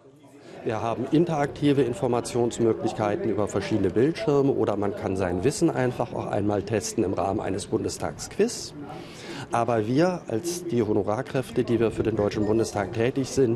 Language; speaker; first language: German; native; German